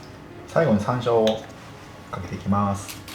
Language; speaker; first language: Japanese; native; Japanese